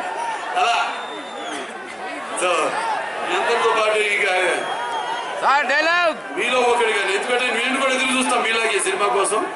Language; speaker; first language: Telugu; native; Telugu